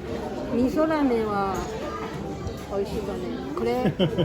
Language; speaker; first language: Japanese; non-native, learner; Chinese